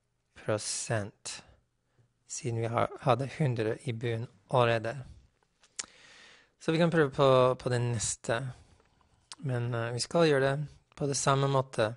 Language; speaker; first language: Norwegian; non-native, fluent; English